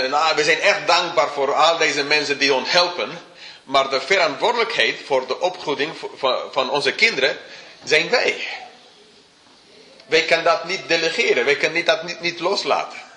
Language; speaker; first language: Dutch; non-native, fluent; English